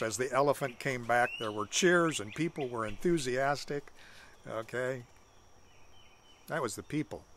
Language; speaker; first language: English; native; English